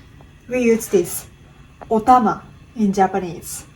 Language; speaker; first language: English; non-native, learner; Japanese